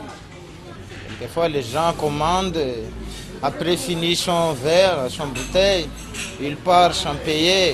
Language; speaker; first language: French; non-native, local second language; Malagasy